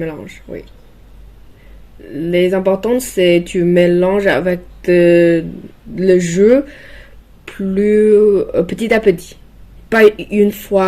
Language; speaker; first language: French; non-native, learner; Chinese